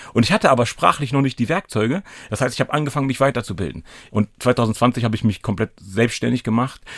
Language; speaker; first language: German; native; German